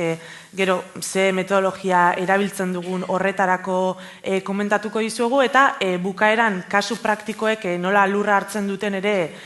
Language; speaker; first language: Basque; native; Basque